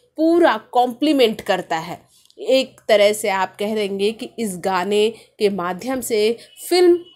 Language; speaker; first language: Hindi; native; Hindi